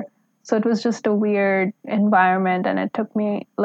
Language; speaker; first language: English; non-native, local second language; Hindi